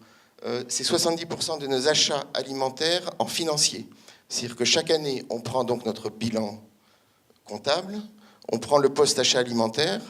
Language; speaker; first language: French; native; French